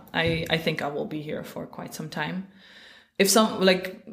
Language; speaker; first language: English; non-native, fluent; Dutch